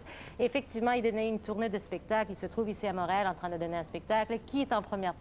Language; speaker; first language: French; native; French